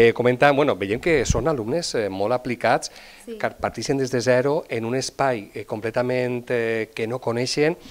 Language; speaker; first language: Catalan; native; Catalan